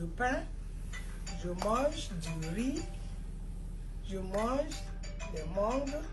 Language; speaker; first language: French; non-native, fluent; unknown